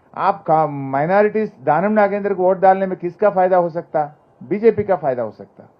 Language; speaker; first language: Hindi; non-native, local second language; Telugu